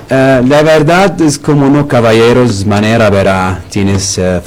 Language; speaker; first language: Spanish; non-native, learner; Arabic